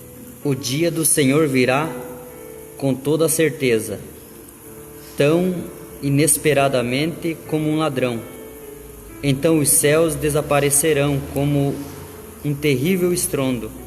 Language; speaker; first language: Portuguese; native; Portuguese